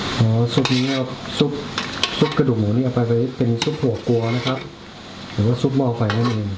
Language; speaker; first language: Thai; native; Thai